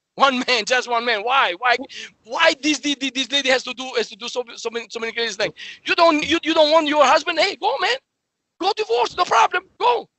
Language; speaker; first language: English; non-native, learner; Albanian